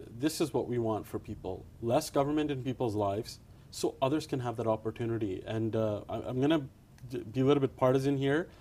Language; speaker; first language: English; early bilingual, other home language; Punjabi